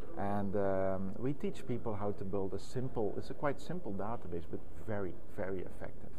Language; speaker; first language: English; non-native, fluent; Dutch